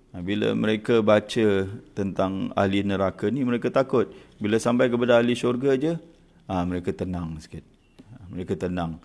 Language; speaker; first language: Malay; native; Malay